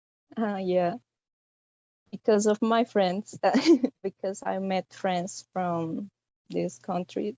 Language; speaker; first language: English; non-native, fluent; Spanish